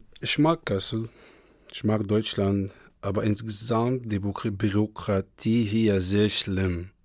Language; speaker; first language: German; non-native, learner; Arabic